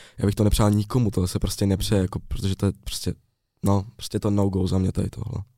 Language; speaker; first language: Czech; native; Czech